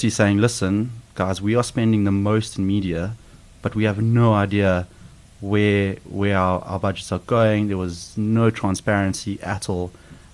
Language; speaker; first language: English; native; English